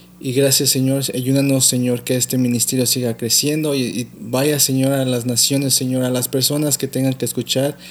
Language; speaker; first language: Spanish; early bilingual, heritage; Spanish